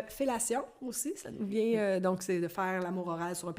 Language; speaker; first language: French; native; French